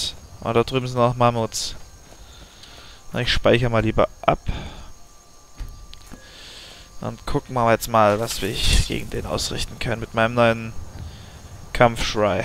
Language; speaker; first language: German; native; German